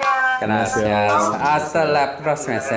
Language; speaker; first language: Spanish; non-native, learner; Korean